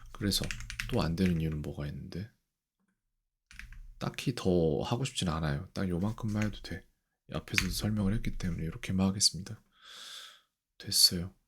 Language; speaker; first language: Korean; native; Korean